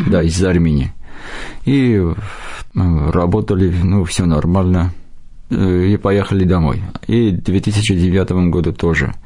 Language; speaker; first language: Russian; non-native, local second language; Armenian